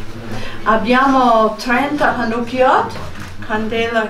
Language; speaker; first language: Italian; non-native, fluent; English